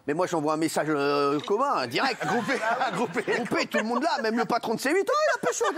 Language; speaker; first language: French; native; French